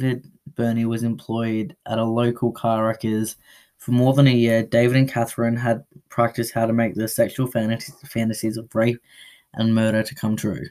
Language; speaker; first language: English; native; English